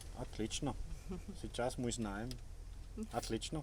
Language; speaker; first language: Russian; non-native, learner; Italian